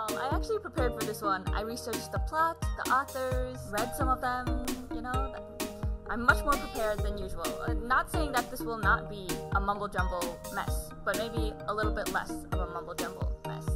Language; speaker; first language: English; native; English